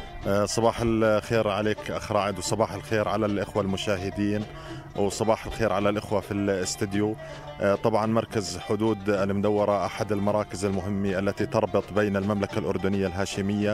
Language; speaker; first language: Arabic; native; Arabic